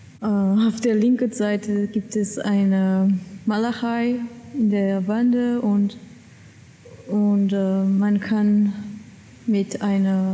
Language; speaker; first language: German; non-native, learner; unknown